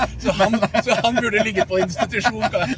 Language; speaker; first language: Norwegian; native; Norwegian